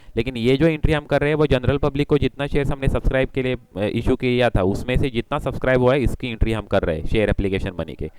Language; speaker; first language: Hindi; non-native, local second language; Marathi